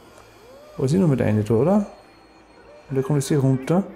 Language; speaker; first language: German; native; German